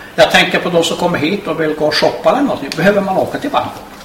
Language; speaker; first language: Swedish; native; Swedish